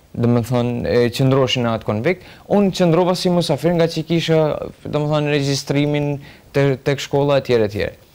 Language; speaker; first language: Albanian; native; Albanian